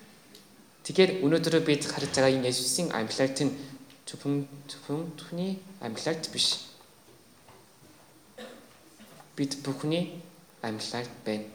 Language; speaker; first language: Mongolian; non-native, fluent; Korean